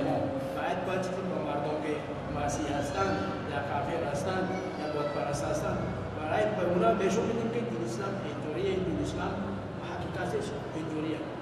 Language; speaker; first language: Persian; non-native, learner; Malagasy